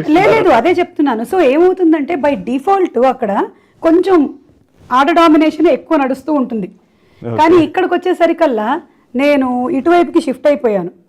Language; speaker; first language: Telugu; non-native, local second language; Malayalam